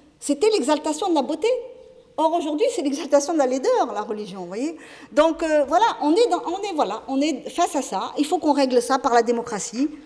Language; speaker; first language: French; non-native, local second language; Arabic